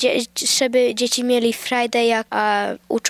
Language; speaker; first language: Polish; early bilingual, heritage; Polish